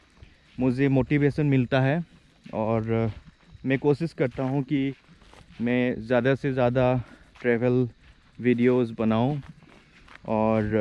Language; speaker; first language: Hindi; non-native, local second language; Assamese